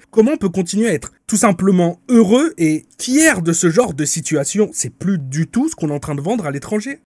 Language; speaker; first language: French; native; French